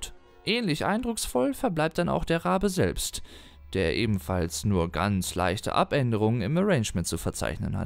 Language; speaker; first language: German; native; German